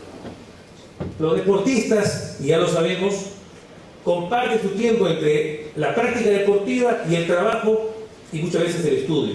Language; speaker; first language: Spanish; native; Spanish